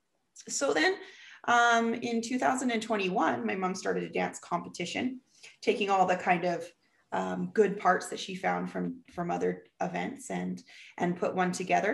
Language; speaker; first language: English; native; English